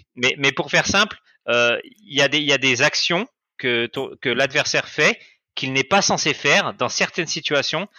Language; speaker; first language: French; native; French